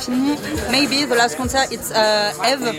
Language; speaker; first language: English; non-native, learner; French